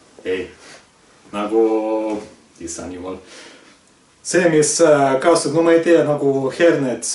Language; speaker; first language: Estonian; non-native, local second language; Russian